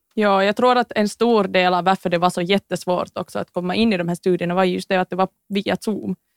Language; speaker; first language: Swedish; native; Swedish